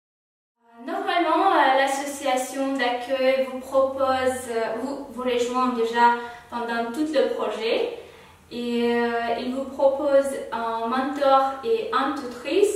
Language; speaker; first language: French; non-native, fluent; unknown